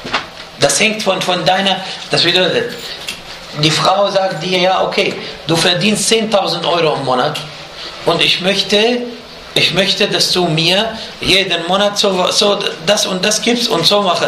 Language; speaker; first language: German; non-native, fluent; Arabic